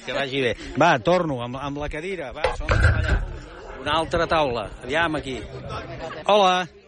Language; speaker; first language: Catalan; native; Catalan